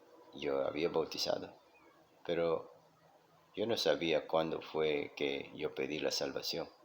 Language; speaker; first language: Spanish; non-native, local second language; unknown